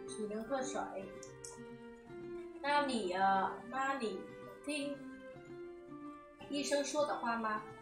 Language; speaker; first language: Chinese; non-native, fluent; Vietnamese